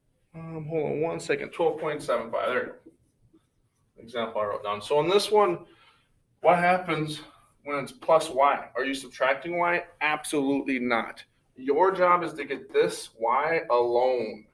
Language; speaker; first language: English; native; English